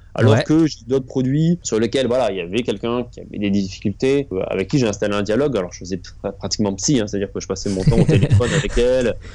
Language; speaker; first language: French; native; French